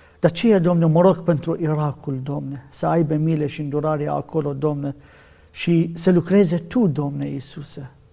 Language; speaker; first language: Romanian; non-native, learner; Arabic